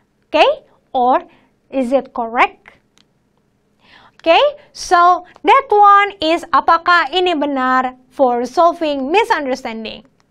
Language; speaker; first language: English; non-native, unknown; Indonesian